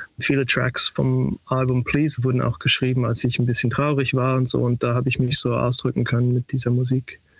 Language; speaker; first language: German; early bilingual, heritage; German